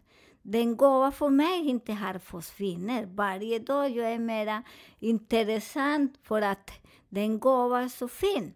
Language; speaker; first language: Swedish; non-native, fluent; Spanish